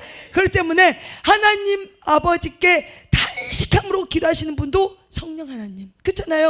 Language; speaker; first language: Korean; native; Korean